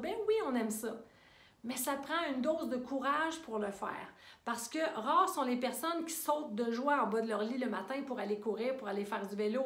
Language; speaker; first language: French; native; French